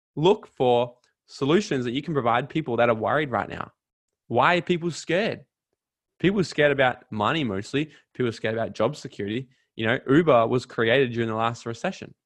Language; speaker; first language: English; native; English